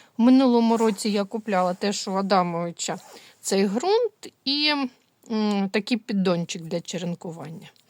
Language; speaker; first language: Ukrainian; non-native, local second language; Russian